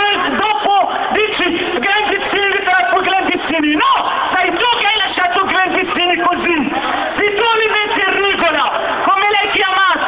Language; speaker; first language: Italian; non-native, fluent; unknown